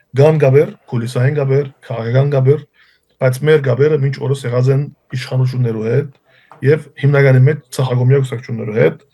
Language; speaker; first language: Armenian; early bilingual, heritage; Armenian